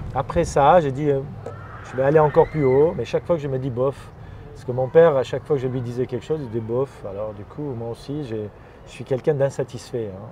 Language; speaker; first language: French; non-native, fluent; Armenian